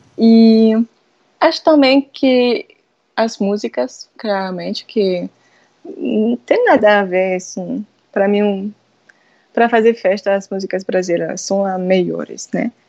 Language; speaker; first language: Portuguese; non-native, fluent; French